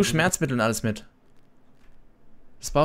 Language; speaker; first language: German; native; German